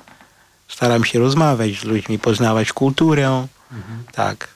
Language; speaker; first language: Polish; non-native, fluent; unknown